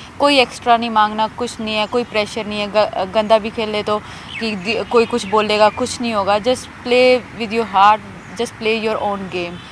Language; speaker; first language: Hindi; native; Hindi